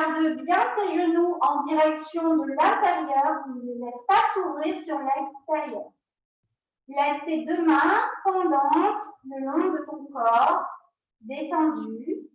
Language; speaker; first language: French; native; French